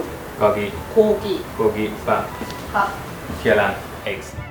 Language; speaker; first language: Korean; non-native, learner; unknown